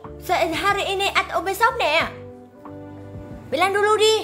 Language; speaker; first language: Indonesian; non-native, learner; Vietnamese